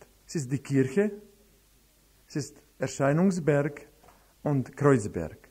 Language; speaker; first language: German; non-native, fluent; Croatian